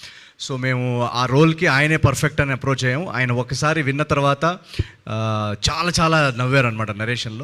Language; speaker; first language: Telugu; native; Telugu